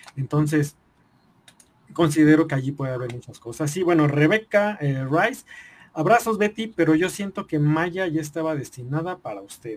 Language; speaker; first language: Spanish; native; Spanish